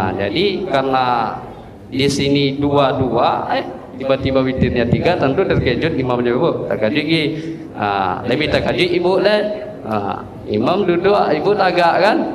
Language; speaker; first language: Malay; non-native, local second language; Minangkabau